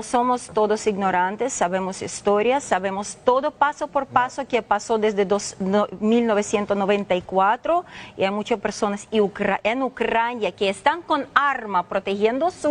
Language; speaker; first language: Spanish; non-native, fluent; Ukrainian